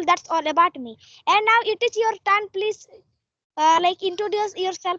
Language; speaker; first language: English; non-native, learner; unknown